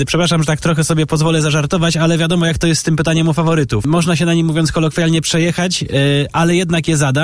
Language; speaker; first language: Polish; native; Polish